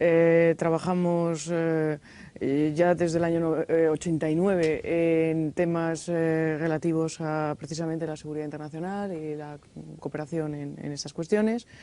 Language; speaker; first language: Spanish; native; Spanish